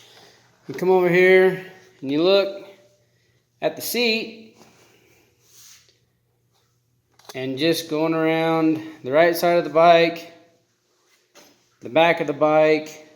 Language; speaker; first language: English; native; English